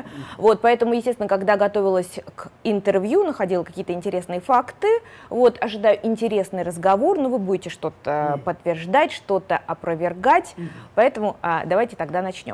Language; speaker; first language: Russian; native; Russian